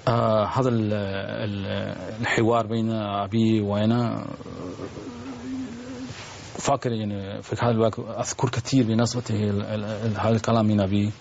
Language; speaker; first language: Arabic; non-native, learner; Spanish